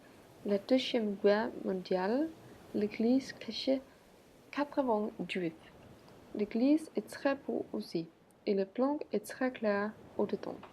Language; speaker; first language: French; non-native, learner; Danish